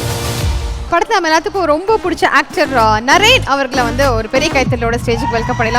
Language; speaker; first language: Tamil; native; Tamil